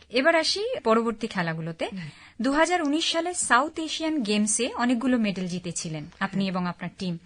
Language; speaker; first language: Bangla; native; Bangla